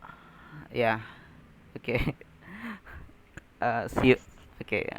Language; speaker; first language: English; non-native, learner; Indonesian